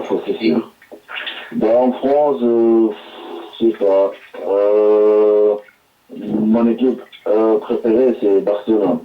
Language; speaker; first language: French; non-native, local second language; Arabic